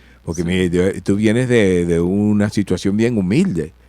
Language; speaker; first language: Spanish; early bilingual, heritage; Spanish